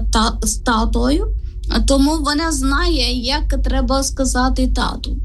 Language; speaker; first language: Ukrainian; non-native, learner; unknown